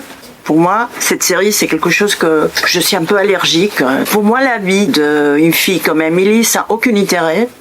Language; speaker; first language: French; non-native, fluent; Spanish